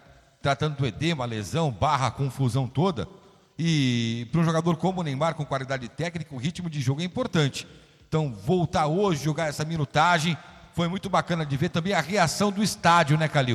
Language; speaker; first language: Portuguese; native; Portuguese